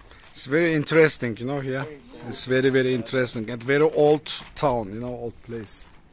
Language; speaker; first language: English; non-native, learner; Turkish